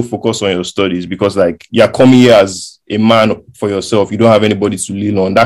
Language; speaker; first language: English; non-native, local second language; Yoruba